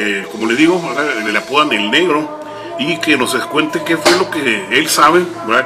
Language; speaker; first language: Spanish; native; Spanish